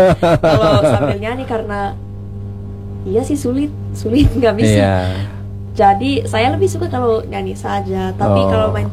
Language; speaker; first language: Indonesian; non-native, learner; English